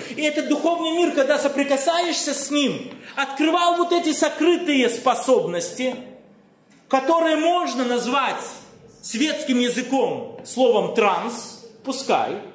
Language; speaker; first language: Russian; native; Russian